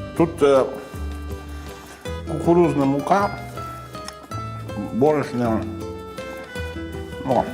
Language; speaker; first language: Ukrainian; non-native, learner; Italian